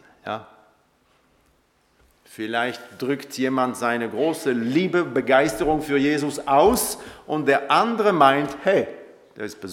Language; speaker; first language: German; non-native, local second language; French